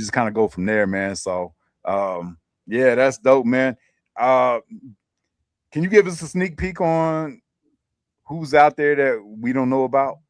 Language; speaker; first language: English; native; English